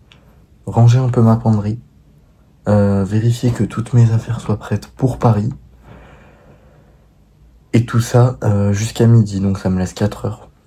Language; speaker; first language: French; native; French